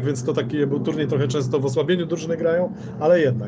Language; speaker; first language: Polish; native; Polish